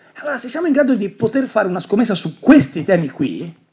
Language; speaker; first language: Italian; native; Italian